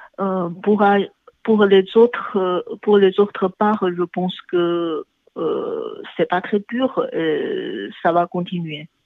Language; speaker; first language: French; non-native, learner; Chinese